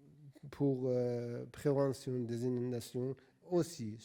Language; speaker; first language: French; non-native, learner; Persian